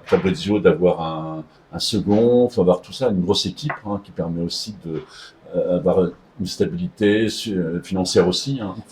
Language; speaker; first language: French; native; French